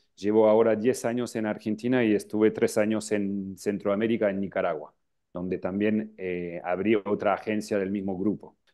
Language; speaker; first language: Spanish; non-native, fluent; French